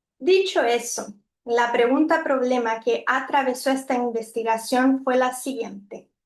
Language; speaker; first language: Spanish; non-native, fluent; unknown